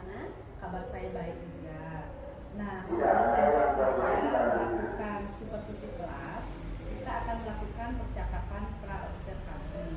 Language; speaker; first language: Indonesian; native; Indonesian